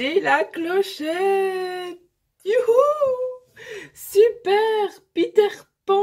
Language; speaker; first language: French; native; French